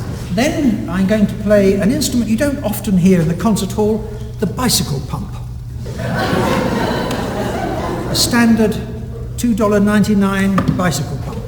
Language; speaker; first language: English; native; English